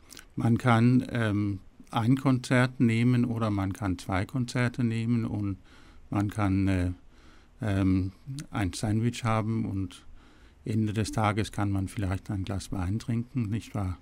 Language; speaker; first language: German; non-native, fluent; Danish